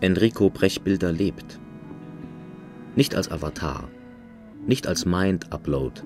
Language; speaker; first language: German; native; German